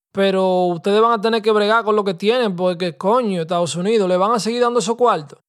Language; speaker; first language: Spanish; early bilingual, heritage; Spanish